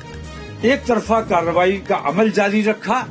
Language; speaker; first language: Hindi; native; Hindi